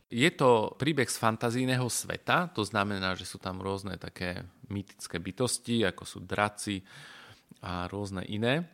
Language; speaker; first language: Slovak; native; Slovak